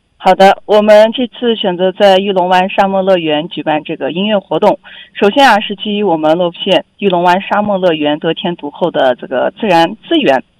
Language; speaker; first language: Chinese; non-native, local second language; Uyghur